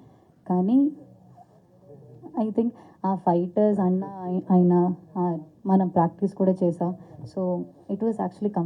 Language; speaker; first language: Telugu; non-native, learner; Malayalam